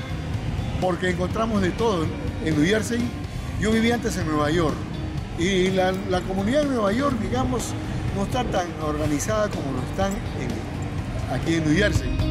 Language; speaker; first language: Spanish; native; Spanish